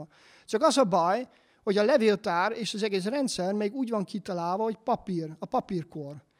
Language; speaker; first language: Hungarian; non-native, fluent; Dutch